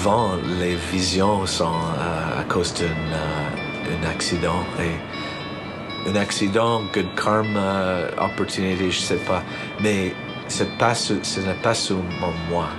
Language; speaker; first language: French; non-native, learner; English